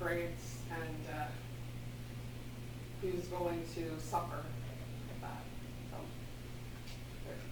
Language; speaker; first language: English; native; English